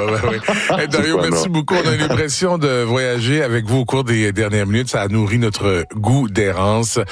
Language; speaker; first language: French; native; French